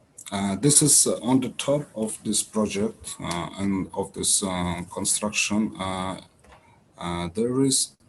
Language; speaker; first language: English; non-native, learner; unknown